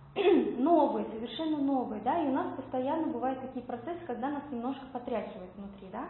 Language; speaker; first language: Russian; native; Russian